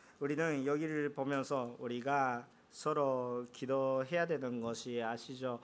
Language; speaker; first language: Korean; non-native, fluent; Japanese